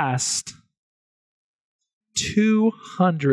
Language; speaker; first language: English; native; English